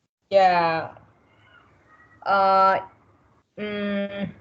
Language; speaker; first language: English; non-native, learner; Vietnamese